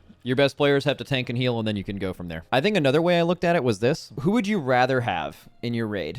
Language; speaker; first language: English; native; English